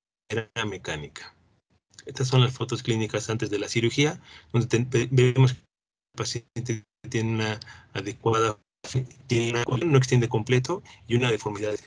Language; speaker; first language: Spanish; native; Spanish